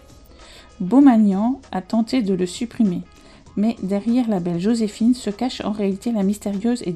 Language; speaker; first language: French; native; French